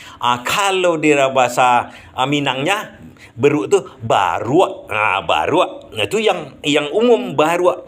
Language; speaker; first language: Indonesian; non-native, local second language; Minangkabau